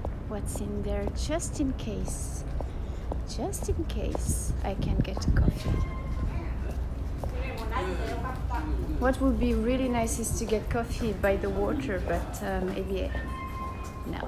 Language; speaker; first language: English; non-native, fluent; French